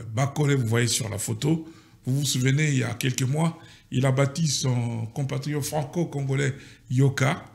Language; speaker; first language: French; non-native, local second language; Lingala